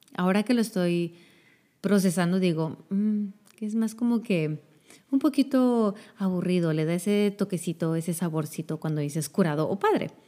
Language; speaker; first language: Spanish; native; Spanish